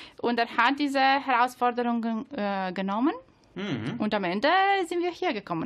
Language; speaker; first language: German; non-native, learner; Italian